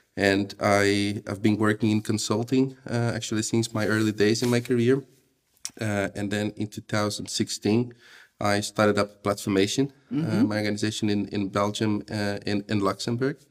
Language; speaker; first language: English; non-native, fluent; Portuguese